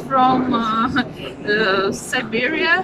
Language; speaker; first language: English; non-native, fluent; Russian